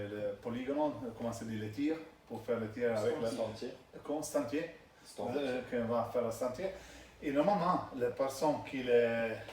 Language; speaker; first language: French; non-native, learner; Italian